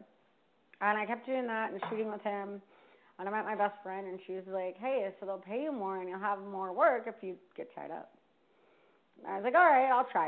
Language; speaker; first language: English; native; English